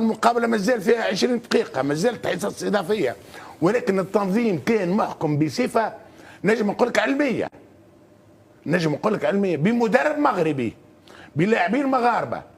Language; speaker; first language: Arabic; native; Arabic